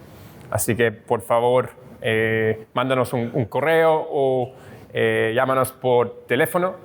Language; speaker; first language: Spanish; non-native, fluent; English